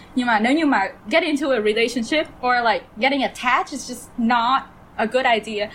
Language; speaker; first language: English; early bilingual, other home language; Vietnamese